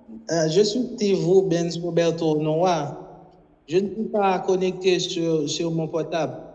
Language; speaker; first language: French; non-native, local second language; Haitian Creole